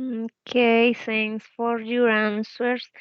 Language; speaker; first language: English; non-native, learner; Spanish